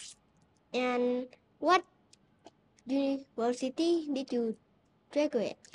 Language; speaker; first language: English; non-native, learner; Thai